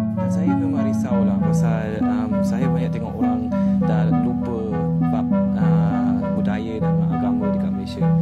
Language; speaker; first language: Malay; native; Malay